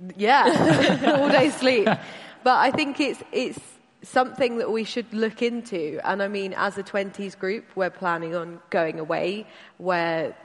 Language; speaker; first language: English; native; English